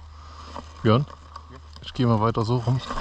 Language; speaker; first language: German; native; German